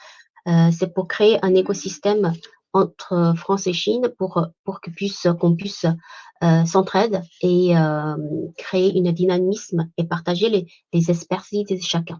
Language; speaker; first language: French; non-native, fluent; Chinese